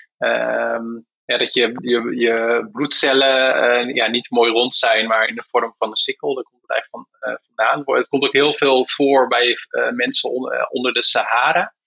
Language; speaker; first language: Dutch; native; Dutch